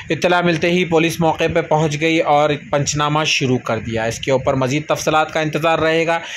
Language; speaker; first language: Urdu; native; Urdu